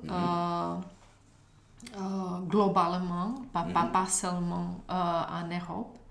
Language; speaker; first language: French; non-native, learner; Czech